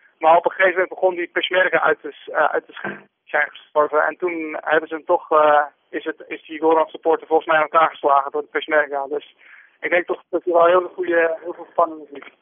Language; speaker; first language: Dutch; native; Dutch